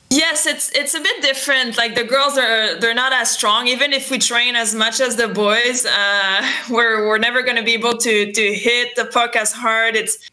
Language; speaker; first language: English; non-native, fluent; French